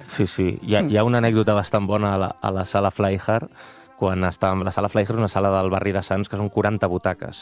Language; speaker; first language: Catalan; native; Catalan